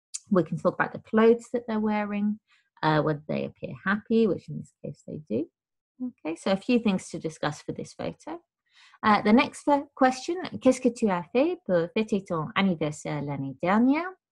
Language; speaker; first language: English; native; English